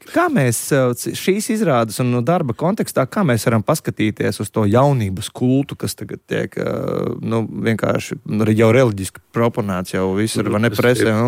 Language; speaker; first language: Latvian; native; Latvian